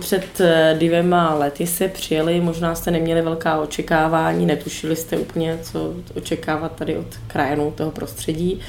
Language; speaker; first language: Czech; early bilingual, heritage; Czech